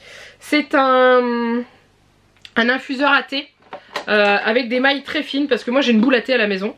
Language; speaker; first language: French; native; French